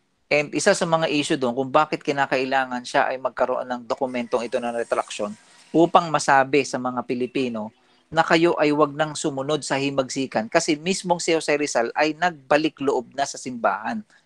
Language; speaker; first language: Filipino; native; Filipino